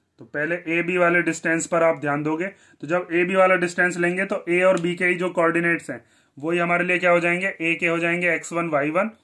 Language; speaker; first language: Hindi; native; Hindi